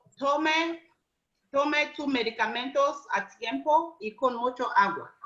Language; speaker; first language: Spanish; non-native, learner; English